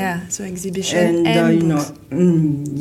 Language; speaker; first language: English; non-native, fluent; French